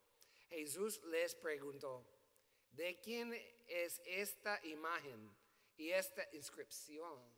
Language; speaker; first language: Spanish; non-native, learner; English